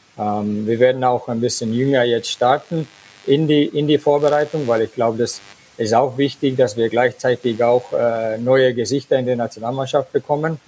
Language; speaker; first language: German; non-native, fluent; Finnish